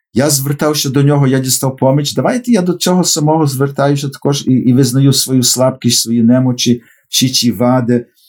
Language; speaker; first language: Ukrainian; early bilingual, heritage; Ukrainian